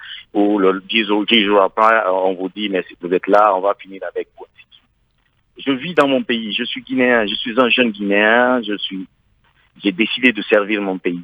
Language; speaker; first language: French; non-native, local second language; Fula